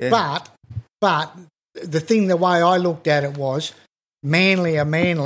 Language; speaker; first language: English; native; English